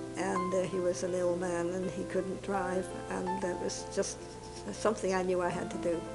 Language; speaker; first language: English; native; English